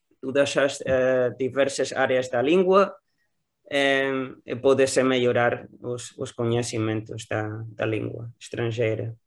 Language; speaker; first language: Portuguese; non-native, learner; Spanish